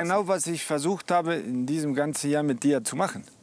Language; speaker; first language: German; non-native, fluent; Spanish